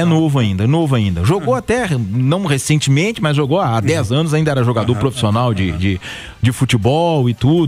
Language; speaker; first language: Portuguese; native; Portuguese